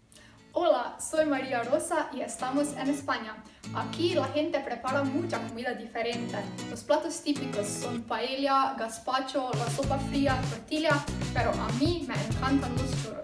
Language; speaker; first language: Spanish; non-native, learner; Slovenian